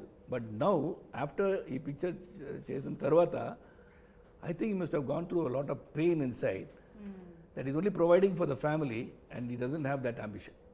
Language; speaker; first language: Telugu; non-native, local second language; Tamil